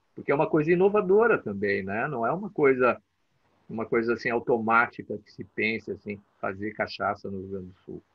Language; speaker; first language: Portuguese; native; Portuguese